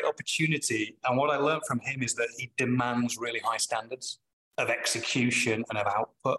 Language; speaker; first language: English; native; English